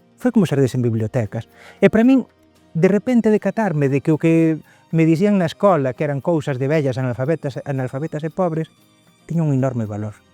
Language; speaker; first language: Galician; native; Galician